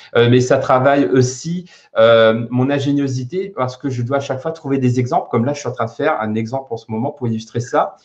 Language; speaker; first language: French; native; French